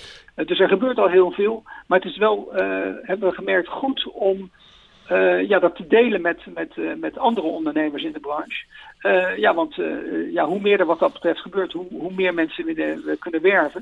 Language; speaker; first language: Dutch; native; Dutch